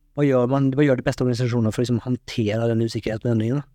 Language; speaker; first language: Swedish; non-native, fluent; Norwegian